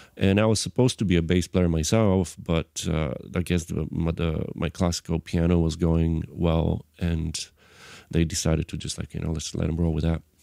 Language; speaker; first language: English; non-native, fluent; Bulgarian